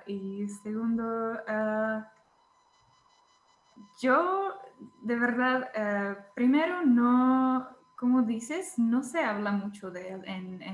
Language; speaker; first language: Spanish; non-native, fluent; Czech